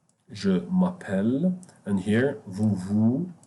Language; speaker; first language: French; non-native, fluent; Arabic